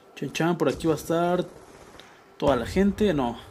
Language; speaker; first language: Spanish; native; Spanish